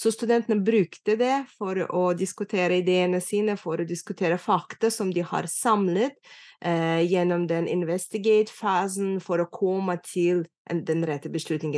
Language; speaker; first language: Norwegian; non-native, fluent; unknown